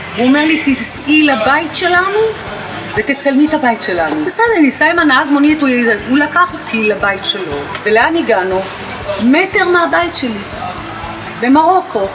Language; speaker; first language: Hebrew; early bilingual, other home language; Arabic